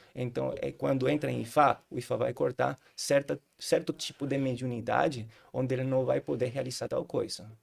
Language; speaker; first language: Portuguese; non-native, fluent; Spanish